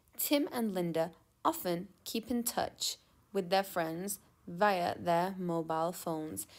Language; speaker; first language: English; non-native, fluent; Turkish